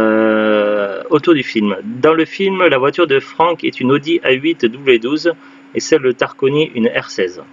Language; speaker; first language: French; native; French